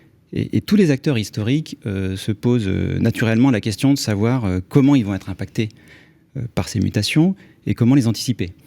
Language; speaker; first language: French; native; French